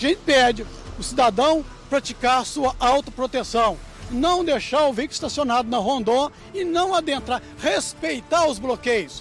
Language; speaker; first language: Portuguese; native; Portuguese